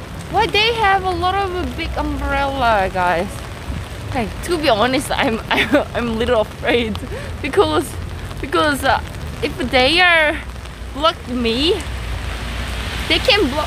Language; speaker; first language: English; non-native, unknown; Korean